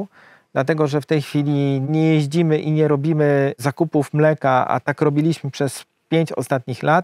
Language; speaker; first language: Polish; native; Polish